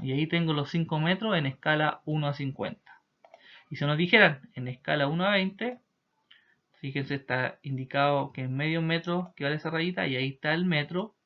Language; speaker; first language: Spanish; native; Spanish